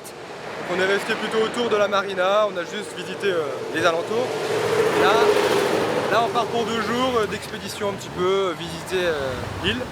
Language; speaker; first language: French; native; French